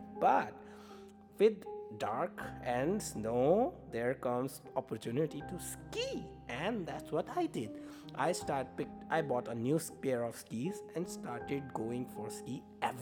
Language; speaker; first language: English; non-native, local second language; Hindi